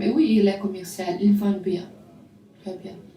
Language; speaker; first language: French; non-native, learner; Portuguese